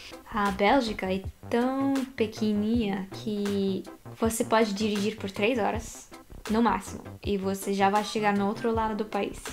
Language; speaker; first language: Portuguese; non-native, fluent; Japanese